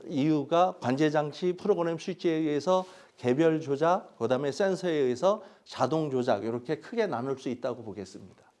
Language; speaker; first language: Korean; native; Korean